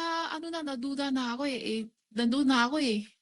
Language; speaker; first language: Filipino; non-native, learner; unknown